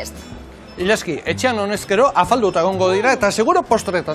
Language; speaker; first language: Basque; native; Basque